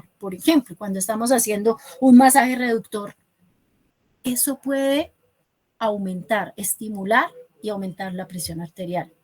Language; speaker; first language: Spanish; native; Spanish